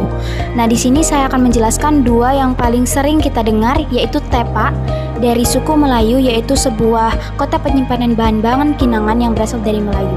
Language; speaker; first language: Indonesian; native; Indonesian